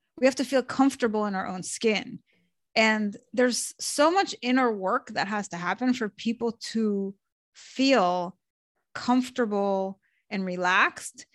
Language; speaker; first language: English; early bilingual, other home language; Hebrew